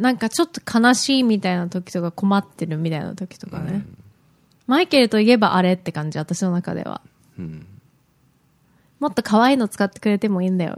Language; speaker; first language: Japanese; native; Japanese